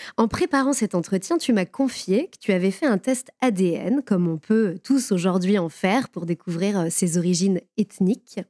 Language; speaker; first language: French; native; French